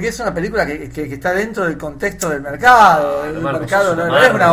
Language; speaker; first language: Spanish; native; Spanish